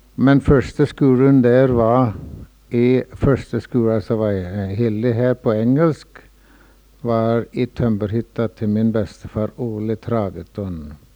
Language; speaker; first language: Norwegian; early bilingual, heritage; Norwegian